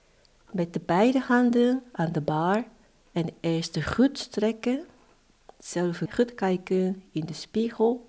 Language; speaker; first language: Dutch; non-native, fluent; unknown